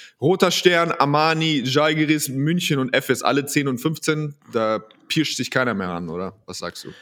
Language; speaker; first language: German; native; German